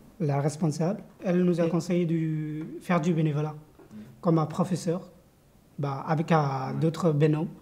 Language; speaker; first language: French; non-native, fluent; Bangla